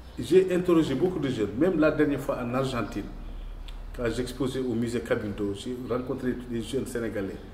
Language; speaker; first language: French; non-native, local second language; Wolof